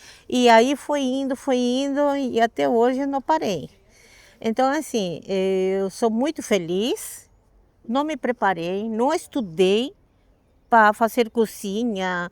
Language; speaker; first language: Portuguese; non-native, fluent; Spanish